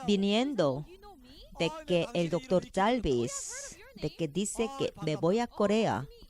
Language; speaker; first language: Spanish; non-native, fluent; Korean